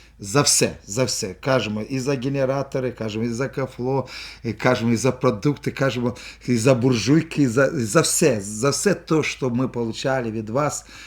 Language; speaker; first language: Ukrainian; non-native, local second language; Russian